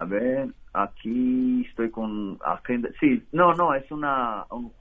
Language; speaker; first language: Spanish; non-native, fluent; Portuguese